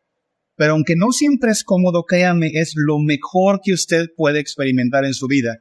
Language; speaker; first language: Spanish; native; Spanish